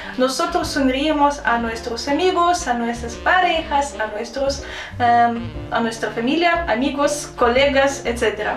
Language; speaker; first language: Spanish; non-native, fluent; Russian